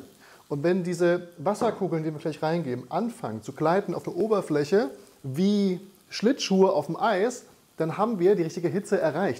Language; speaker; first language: German; native; German